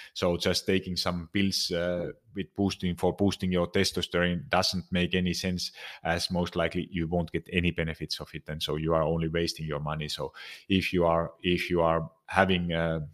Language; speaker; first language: English; non-native, fluent; Finnish